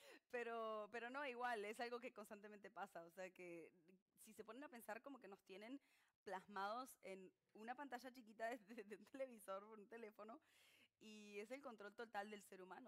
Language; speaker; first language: Spanish; native; Spanish